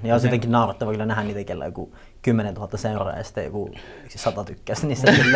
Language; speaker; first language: Finnish; native; Finnish